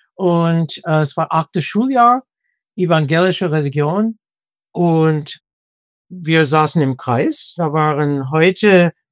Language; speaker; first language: German; non-native, fluent; English